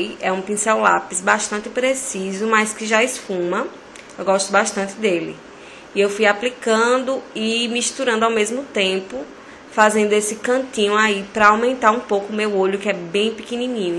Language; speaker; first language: Portuguese; native; Portuguese